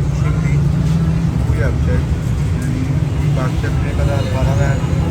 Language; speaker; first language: Turkish; non-native, learner; Urdu